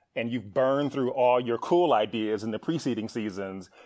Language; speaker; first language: English; native; English